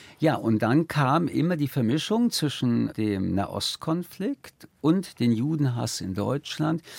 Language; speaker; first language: German; early bilingual, other home language; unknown